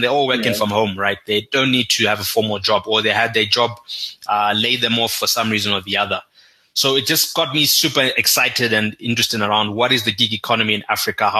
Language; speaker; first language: English; non-native, local second language; Shona